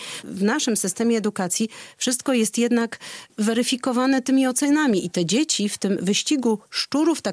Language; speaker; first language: Polish; native; Polish